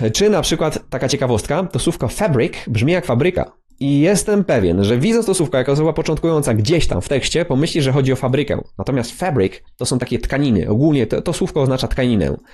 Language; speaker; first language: Polish; native; Polish